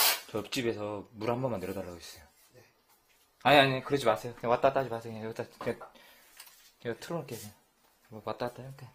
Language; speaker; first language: Korean; native; Korean